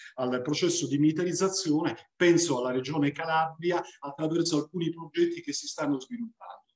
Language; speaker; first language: Italian; native; Italian